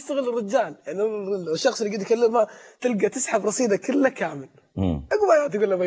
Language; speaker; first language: Arabic; native; Arabic